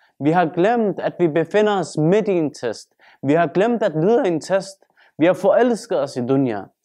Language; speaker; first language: Danish; early bilingual, other home language; Turkish